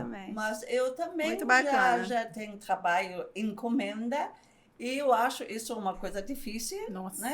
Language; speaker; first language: Portuguese; non-native, fluent; German